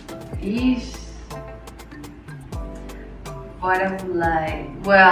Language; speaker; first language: English; non-native, learner; Spanish